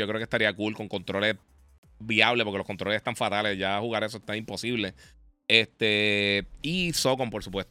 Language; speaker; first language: Spanish; native; Spanish